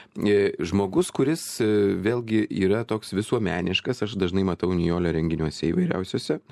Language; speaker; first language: Lithuanian; native; Lithuanian